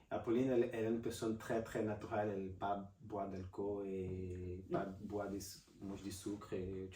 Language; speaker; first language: French; non-native, learner; Portuguese